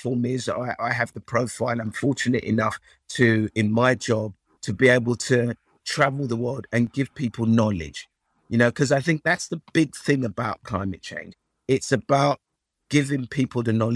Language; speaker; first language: English; early bilingual, other home language; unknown